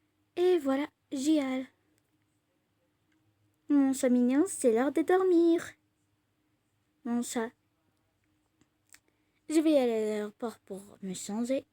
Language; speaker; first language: French; non-native, learner; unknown